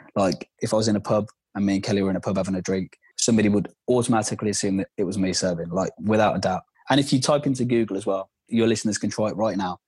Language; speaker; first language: English; native; English